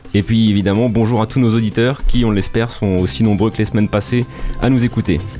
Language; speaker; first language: French; native; French